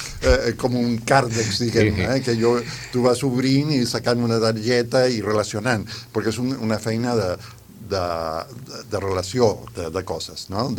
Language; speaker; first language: Catalan; non-native, fluent; Spanish